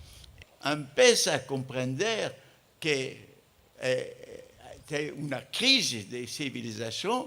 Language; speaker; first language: Spanish; non-native, fluent; French